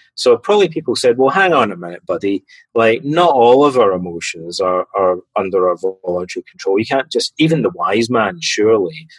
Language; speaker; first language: English; native; English